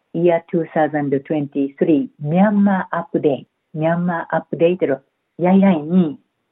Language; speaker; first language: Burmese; non-native, fluent; Japanese